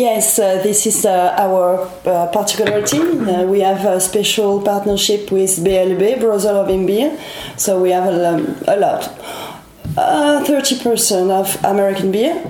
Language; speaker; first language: English; non-native, learner; French